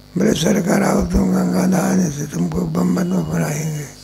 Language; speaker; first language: Hindi; non-native, local second language; Marathi